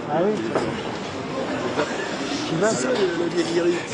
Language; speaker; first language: French; native; French